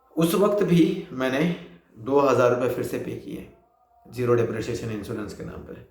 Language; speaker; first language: Hindi; native; Hindi